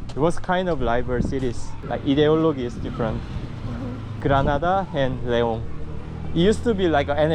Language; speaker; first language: English; non-native, fluent; Korean